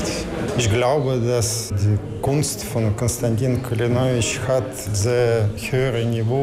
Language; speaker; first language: German; non-native, learner; Russian